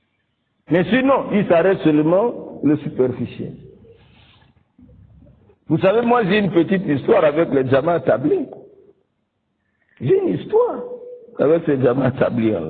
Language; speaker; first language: French; non-native, local second language; Lingala